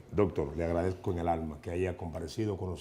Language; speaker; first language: Spanish; native; Spanish